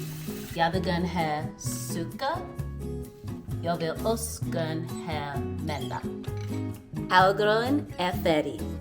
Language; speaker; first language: Danish; non-native, learner; English